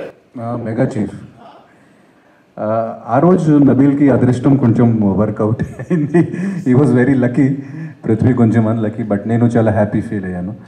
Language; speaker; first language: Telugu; non-native, fluent; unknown